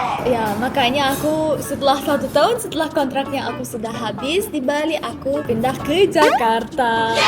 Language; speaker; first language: Indonesian; non-native, fluent; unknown